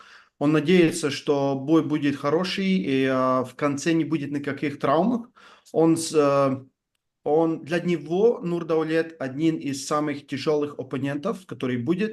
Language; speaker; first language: Russian; non-native, fluent; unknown